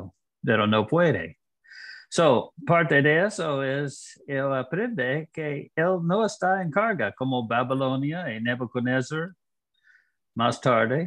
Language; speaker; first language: Spanish; non-native, learner; English